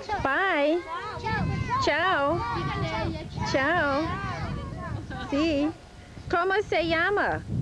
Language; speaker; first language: Spanish; non-native, learner; English